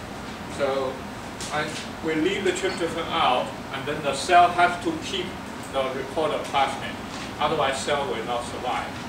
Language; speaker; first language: English; non-native, fluent; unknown